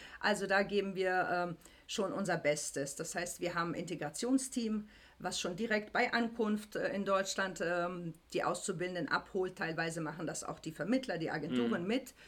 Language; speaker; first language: German; native; German